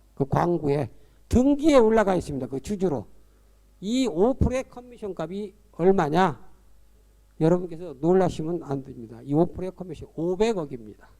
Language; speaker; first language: Korean; native; Korean